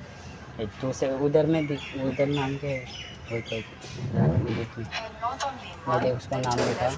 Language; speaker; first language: Hindi; non-native, local second language; Mizo